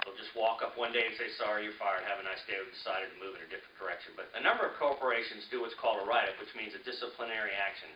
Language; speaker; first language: English; native; English